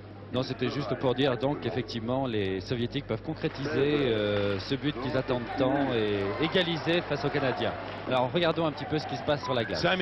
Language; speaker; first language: French; native; French